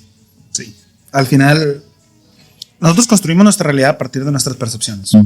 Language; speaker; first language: Spanish; native; Spanish